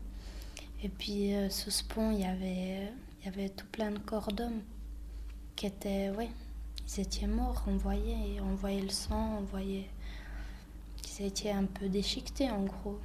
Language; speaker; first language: French; early bilingual, other home language; Bosnian